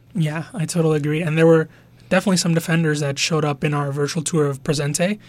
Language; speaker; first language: English; non-native, local second language; Spanish